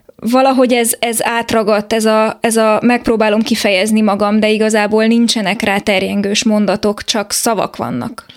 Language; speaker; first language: Hungarian; native; Hungarian